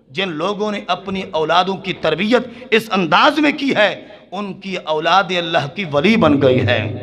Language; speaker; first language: Urdu; non-native, local second language; Punjabi